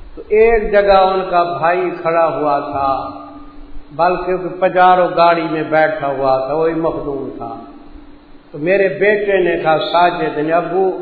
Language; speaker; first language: Urdu; non-native, local second language; Punjabi